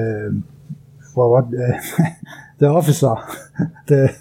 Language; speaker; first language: English; non-native, fluent; Danish